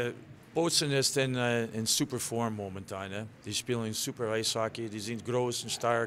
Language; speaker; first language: German; non-native, fluent; English